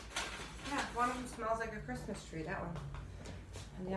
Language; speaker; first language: English; native; English